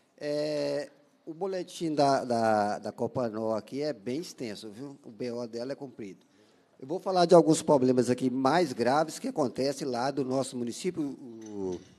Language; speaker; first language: Portuguese; native; Portuguese